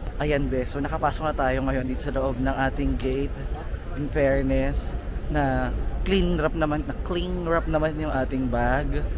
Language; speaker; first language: Filipino; native; Filipino